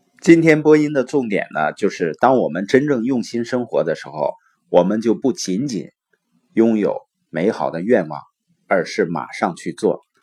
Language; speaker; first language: Chinese; native; Chinese